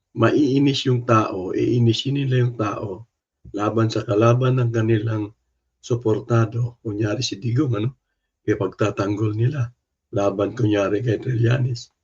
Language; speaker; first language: Filipino; non-native, local second language; Cebuano